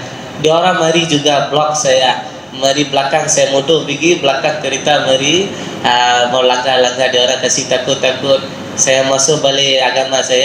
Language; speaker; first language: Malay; non-native, local second language; Tamil